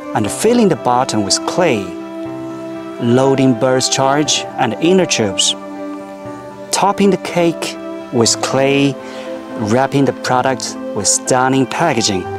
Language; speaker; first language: English; non-native, fluent; Chinese